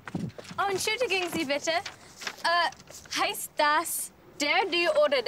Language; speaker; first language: German; non-native, learner; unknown